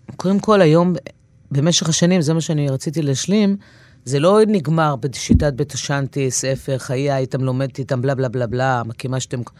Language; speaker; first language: Hebrew; native; Hebrew